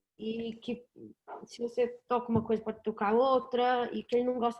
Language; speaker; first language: Portuguese; early bilingual, heritage; Portuguese